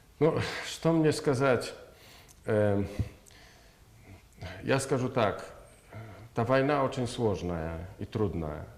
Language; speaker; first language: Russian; non-native, learner; Polish